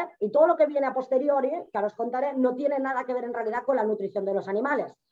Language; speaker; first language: Spanish; native; Spanish